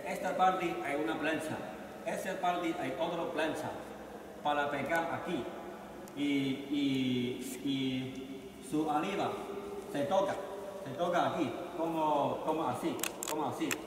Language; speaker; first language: Spanish; non-native, learner; Chinese